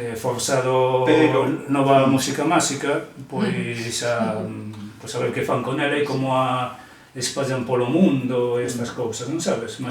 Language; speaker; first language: Galician; native; Galician